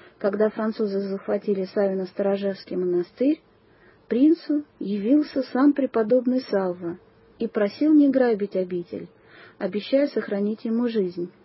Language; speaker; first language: Russian; native; Russian